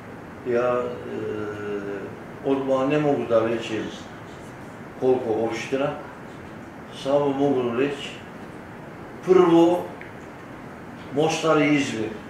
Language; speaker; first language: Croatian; early bilingual, heritage; Turkish